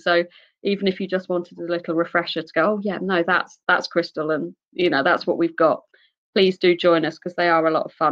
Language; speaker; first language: English; native; English